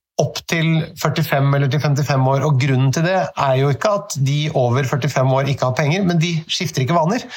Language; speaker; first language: Norwegian; native; Norwegian